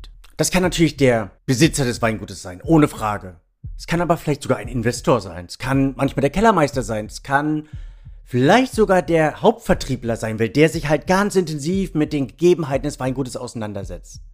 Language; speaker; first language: German; native; German